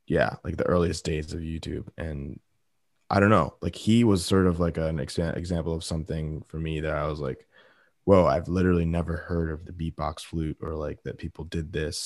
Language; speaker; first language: English; native; English